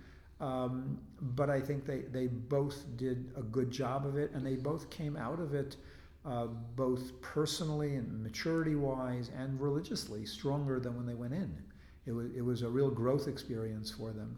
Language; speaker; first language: English; native; English